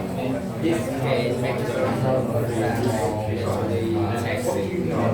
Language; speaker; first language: English; non-native, learner; Vietnamese